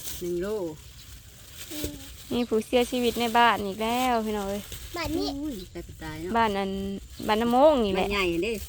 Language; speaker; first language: Thai; non-native, local second language; Northeastern Thai